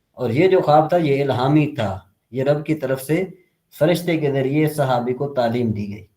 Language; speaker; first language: Urdu; non-native, local second language; Sindhi